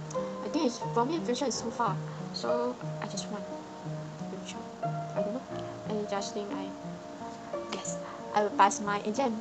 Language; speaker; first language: English; non-native, learner; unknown